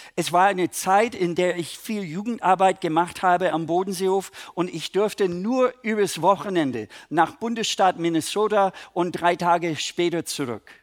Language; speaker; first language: German; non-native, fluent; English